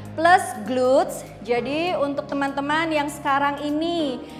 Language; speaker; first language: Indonesian; native; Indonesian